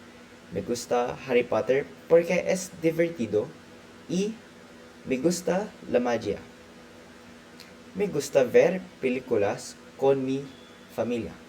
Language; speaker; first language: Spanish; non-native, learner; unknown